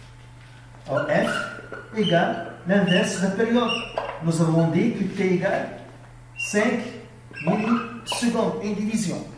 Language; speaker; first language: French; non-native, local second language; Arabic